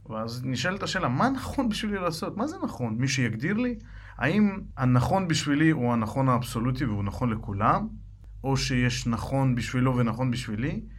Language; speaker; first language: Hebrew; non-native, fluent; Russian